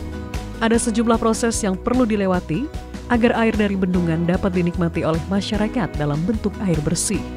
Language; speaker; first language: Indonesian; native; Indonesian